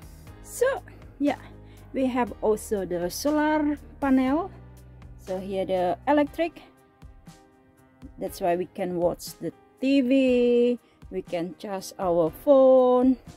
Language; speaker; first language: English; non-native, learner; Indonesian